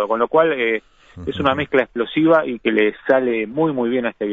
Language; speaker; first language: Spanish; native; Spanish